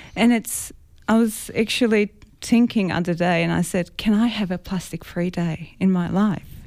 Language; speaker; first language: English; non-native, fluent; Greek